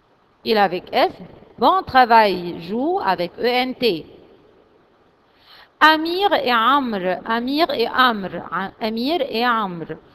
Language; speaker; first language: French; non-native, fluent; Arabic